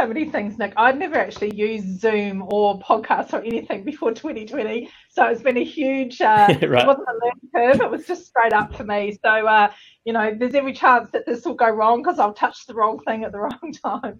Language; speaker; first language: English; native; English